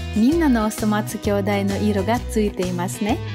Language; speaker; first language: Japanese; non-native, fluent; Russian